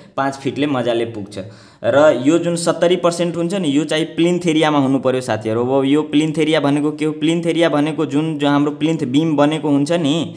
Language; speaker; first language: Nepali; native; Nepali